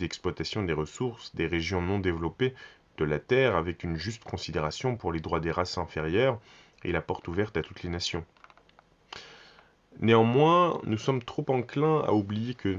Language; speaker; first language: French; native; French